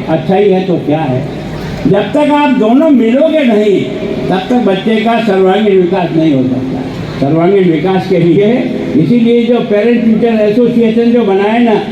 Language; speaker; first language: Hindi; native; Hindi